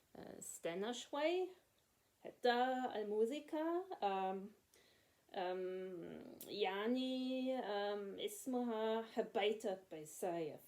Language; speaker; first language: Arabic; non-native, learner; English